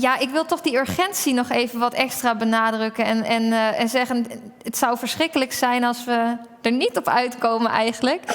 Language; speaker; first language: Dutch; native; Dutch